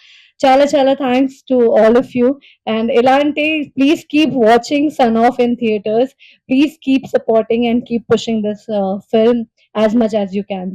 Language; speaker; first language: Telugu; non-native, fluent; Hindi